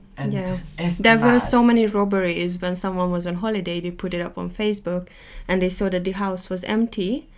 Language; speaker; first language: English; non-native, fluent; Hungarian